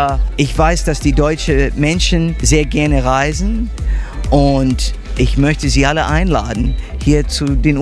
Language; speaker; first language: German; non-native, fluent; English